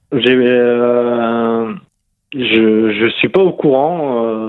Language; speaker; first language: French; native; French